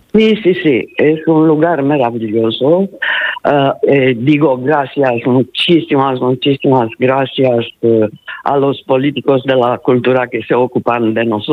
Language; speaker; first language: Spanish; non-native, learner; Italian